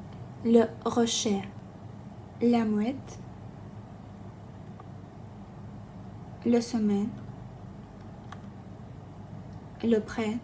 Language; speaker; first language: French; non-native, learner; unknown